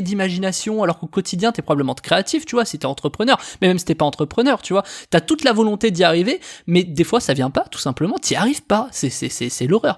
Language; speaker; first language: French; native; French